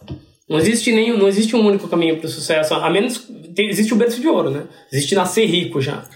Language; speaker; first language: Portuguese; native; Portuguese